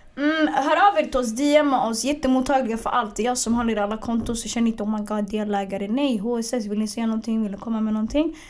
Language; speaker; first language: Swedish; early bilingual, other home language; Arabic